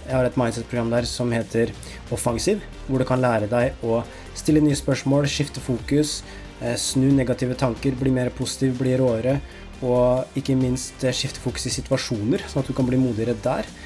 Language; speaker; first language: Norwegian; native; Norwegian